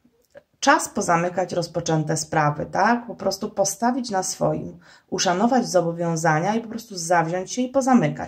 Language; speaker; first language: Polish; native; Polish